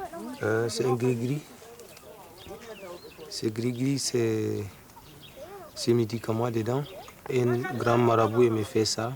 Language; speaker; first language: French; non-native, learner; Fula